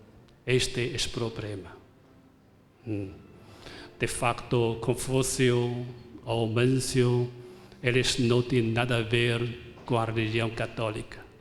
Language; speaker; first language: Portuguese; non-native, fluent; Chinese